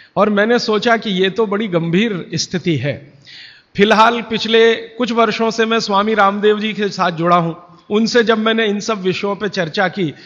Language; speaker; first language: Hindi; native; Hindi